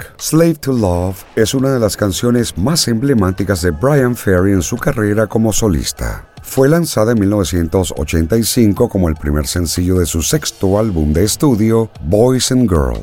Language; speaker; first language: Spanish; native; Spanish